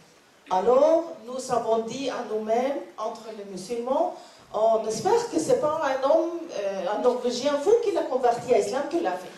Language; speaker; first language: French; non-native, learner; Norwegian